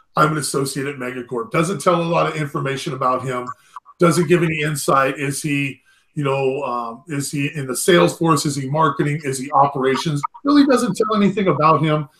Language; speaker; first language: English; native; English